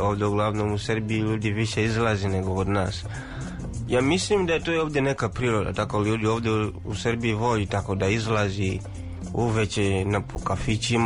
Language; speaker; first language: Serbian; non-native, fluent; Swahili